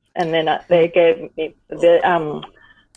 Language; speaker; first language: English; native; English